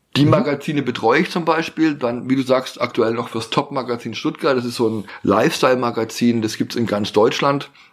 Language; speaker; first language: German; native; German